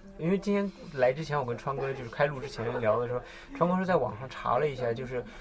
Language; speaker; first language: Chinese; native; Chinese